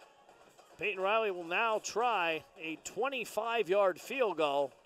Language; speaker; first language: English; native; English